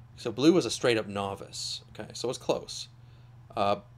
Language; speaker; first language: English; native; English